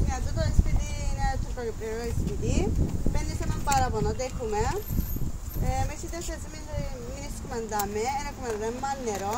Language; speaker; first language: Greek; non-native, learner; Turkish